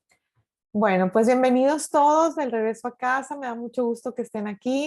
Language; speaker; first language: Spanish; native; Spanish